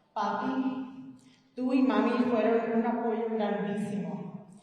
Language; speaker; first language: Spanish; early bilingual, heritage; Spanish